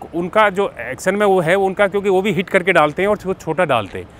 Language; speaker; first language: Hindi; native; Hindi